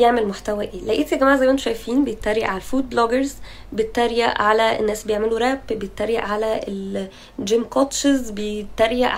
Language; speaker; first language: Arabic; native; Arabic